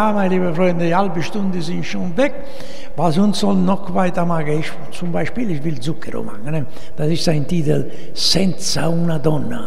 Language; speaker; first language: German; non-native, learner; Italian